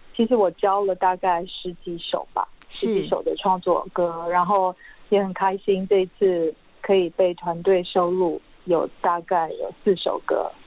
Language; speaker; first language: Chinese; non-native, local second language; Hakka Chinese